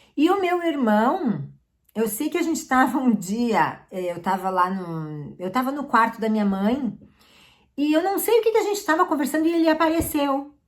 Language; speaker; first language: Portuguese; native; Portuguese